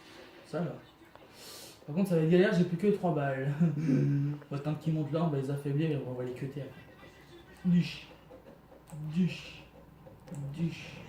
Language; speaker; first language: French; native; French